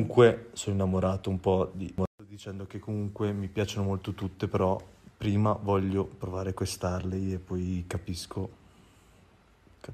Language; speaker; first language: Italian; native; Italian